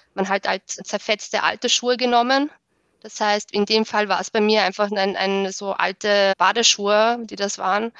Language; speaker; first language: German; early bilingual, other home language; Bosnian